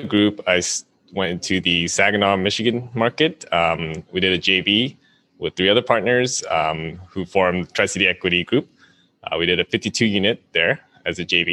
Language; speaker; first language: English; native; English